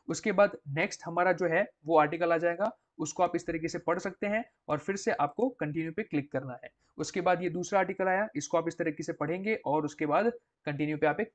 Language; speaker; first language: Hindi; non-native, local second language; Gujarati